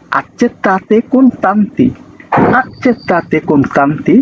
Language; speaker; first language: Italian; non-native, learner; Bangla